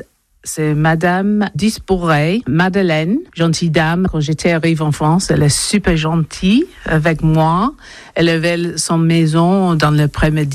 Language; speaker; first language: French; non-native, learner; English